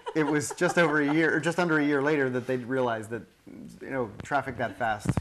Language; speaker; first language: English; native; English